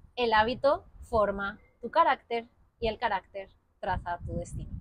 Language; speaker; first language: Spanish; native; Spanish